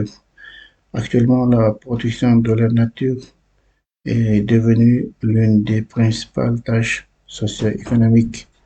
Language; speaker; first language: French; non-native, learner; Uzbek